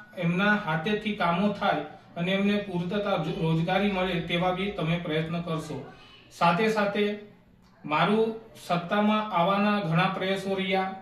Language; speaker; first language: Gujarati; non-native, local second language; Kukna